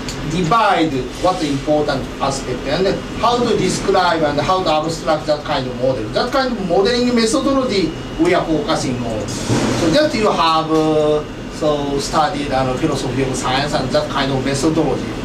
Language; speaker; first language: English; non-native, fluent; Japanese